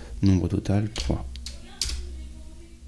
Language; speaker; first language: French; native; French